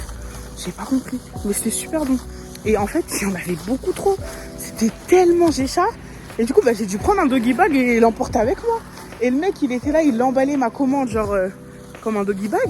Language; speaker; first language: French; native; French